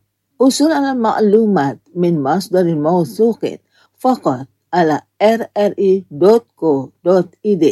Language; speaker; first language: Arabic; non-native, fluent; Indonesian